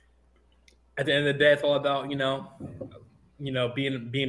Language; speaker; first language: English; native; English